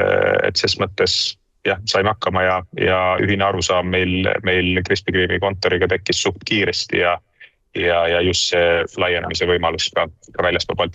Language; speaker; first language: Estonian; native; Estonian